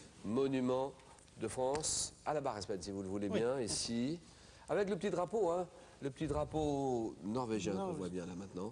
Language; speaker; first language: French; native; French